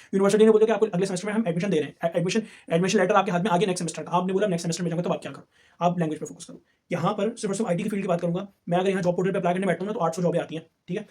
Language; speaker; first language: Urdu; native; Urdu